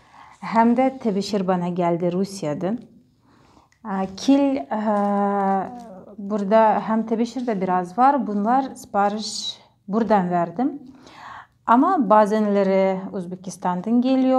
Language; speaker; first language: Turkish; non-native, learner; Russian